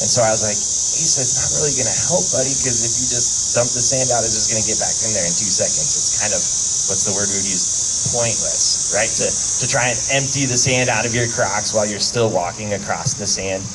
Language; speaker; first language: English; native; English